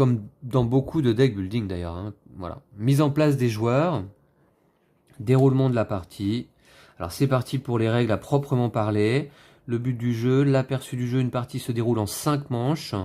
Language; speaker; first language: French; native; French